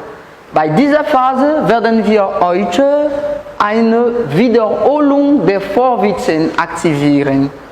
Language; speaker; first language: German; non-native, learner; French